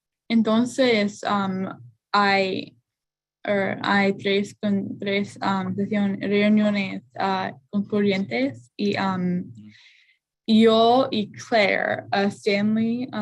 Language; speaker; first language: Spanish; non-native, learner; English